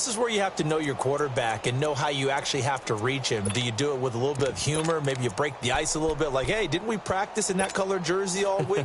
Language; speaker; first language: English; native; English